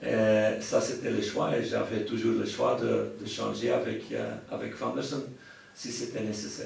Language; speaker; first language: French; non-native, local second language; Dutch